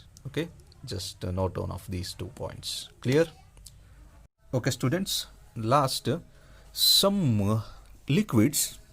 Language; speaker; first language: English; non-native, local second language; Kannada